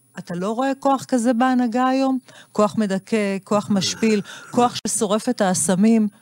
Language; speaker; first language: Hebrew; native; Hebrew